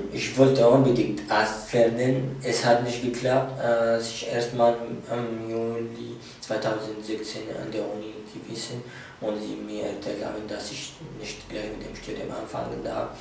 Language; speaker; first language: German; non-native, fluent; Arabic